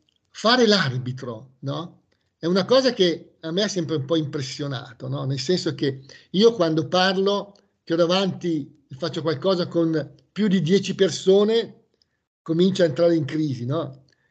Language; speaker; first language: Italian; native; Italian